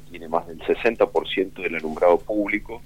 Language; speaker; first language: Spanish; native; Spanish